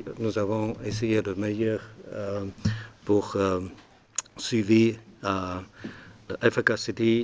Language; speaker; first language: French; non-native, learner; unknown